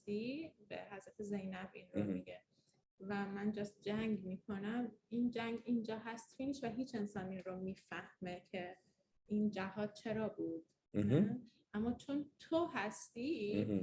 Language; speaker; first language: Persian; early bilingual, heritage; Persian